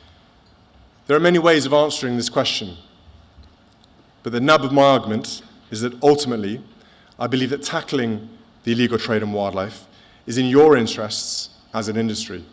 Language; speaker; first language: English; native; English